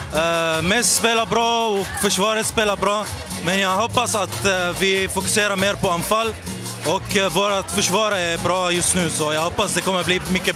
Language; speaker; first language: Swedish; non-native, learner; Arabic